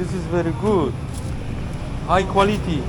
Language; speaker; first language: English; non-native, learner; Polish